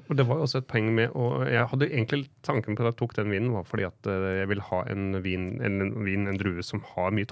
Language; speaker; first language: Norwegian; native; Norwegian